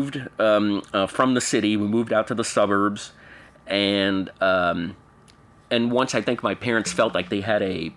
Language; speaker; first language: English; native; English